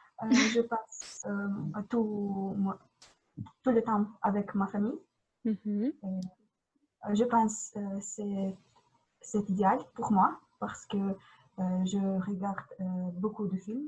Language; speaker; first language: French; non-native, learner; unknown